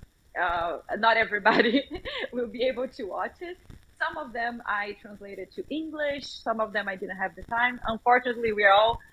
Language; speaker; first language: English; non-native, fluent; Portuguese